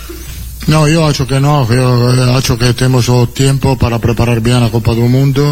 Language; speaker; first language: Portuguese; non-native, learner; Italian